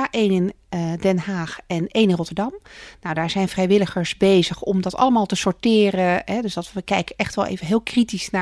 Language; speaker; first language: Dutch; native; Dutch